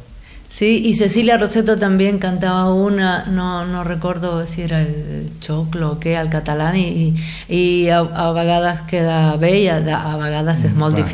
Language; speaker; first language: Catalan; non-native, learner; Spanish